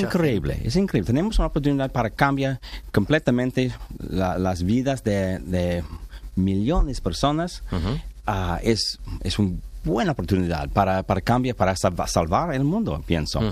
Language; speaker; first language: Spanish; non-native, learner; English